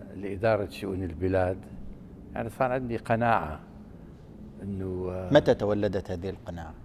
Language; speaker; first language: Arabic; native; Arabic